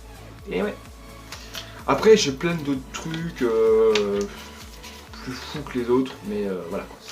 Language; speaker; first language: French; native; French